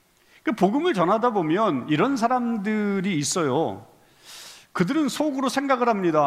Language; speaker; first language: Korean; native; Korean